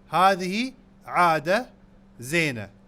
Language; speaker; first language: Arabic; non-native, fluent; Urdu